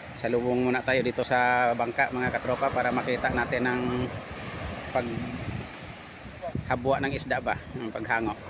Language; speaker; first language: Filipino; non-native, local second language; Cebuano